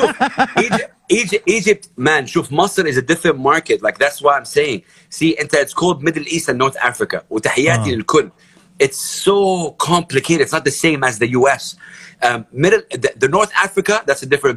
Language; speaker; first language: English; non-native, fluent; Arabic